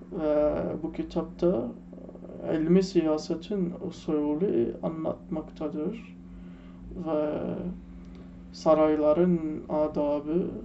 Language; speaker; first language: Turkish; non-native, learner; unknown